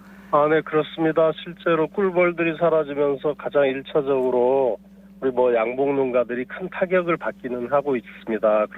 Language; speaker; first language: Korean; native; Korean